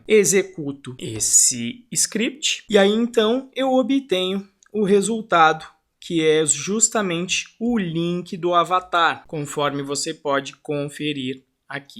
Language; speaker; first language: Portuguese; native; Portuguese